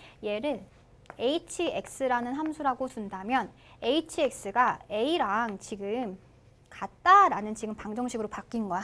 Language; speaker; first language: Korean; native; Korean